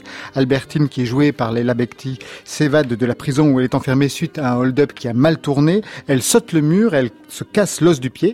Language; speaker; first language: French; native; French